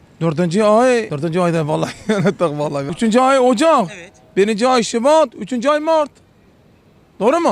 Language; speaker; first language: Turkish; native; Turkish